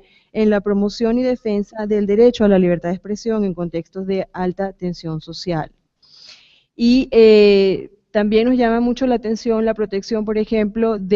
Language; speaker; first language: Spanish; native; Spanish